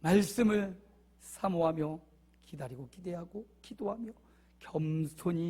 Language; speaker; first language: Korean; native; Korean